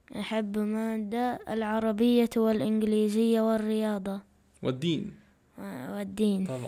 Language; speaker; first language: Arabic; early bilingual, other home language; Chechen